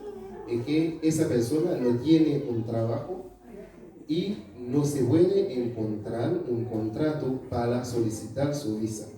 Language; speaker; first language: Spanish; non-native, fluent; Haitian Creole